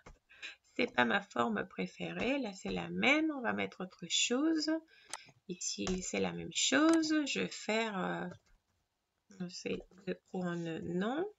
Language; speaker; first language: French; non-native, fluent; Spanish